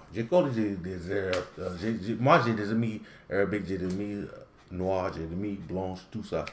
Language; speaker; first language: French; non-native, learner; English